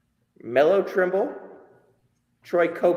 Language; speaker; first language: English; native; English